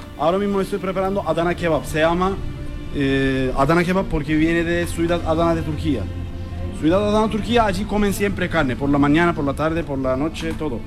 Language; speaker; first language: Spanish; non-native, learner; Turkish